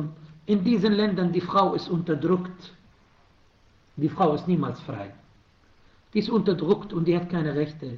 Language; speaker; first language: German; non-native, fluent; Arabic